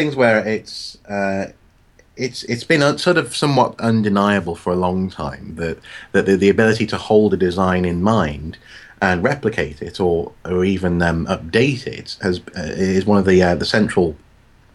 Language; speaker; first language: English; native; English